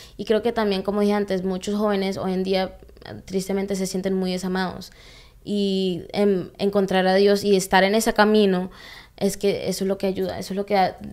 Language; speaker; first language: Spanish; early bilingual, heritage; Spanish